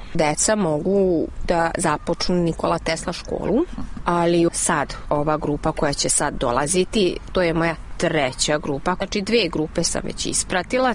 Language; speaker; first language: Serbian; non-native, local second language; Hungarian